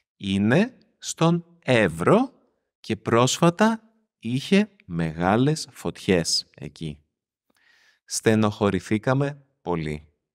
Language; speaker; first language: Greek; native; Greek